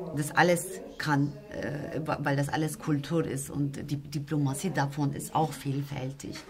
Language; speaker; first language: German; non-native, fluent; Turkish